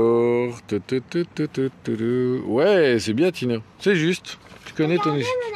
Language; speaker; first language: French; native; French